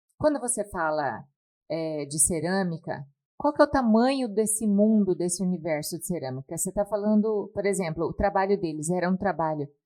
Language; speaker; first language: Portuguese; native; Portuguese